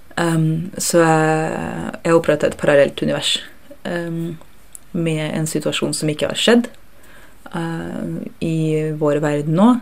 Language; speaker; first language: Norwegian; early bilingual, other home language; Russian